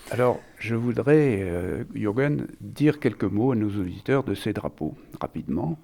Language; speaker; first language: French; native; French